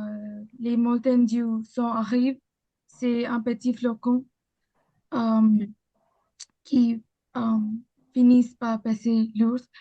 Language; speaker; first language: French; non-native, learner; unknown